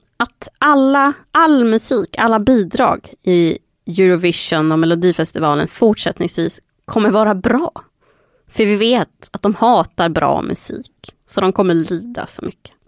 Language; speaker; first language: Swedish; early bilingual, other home language; Spanish